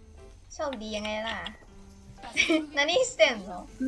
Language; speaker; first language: Japanese; non-native, learner; Thai